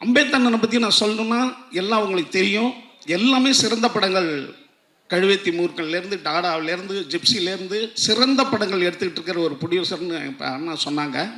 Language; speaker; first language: Tamil; native; Tamil